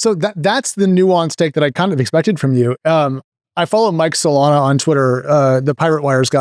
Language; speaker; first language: English; native; English